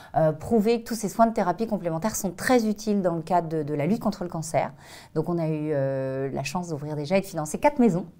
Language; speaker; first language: French; native; French